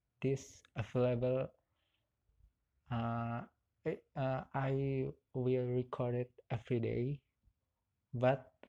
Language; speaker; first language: English; non-native, learner; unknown